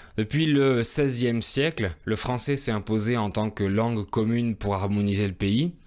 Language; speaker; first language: French; native; French